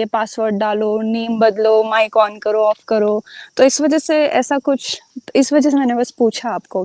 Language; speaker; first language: Hindi; native; Hindi